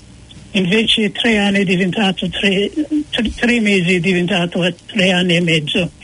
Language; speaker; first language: Italian; non-native, fluent; English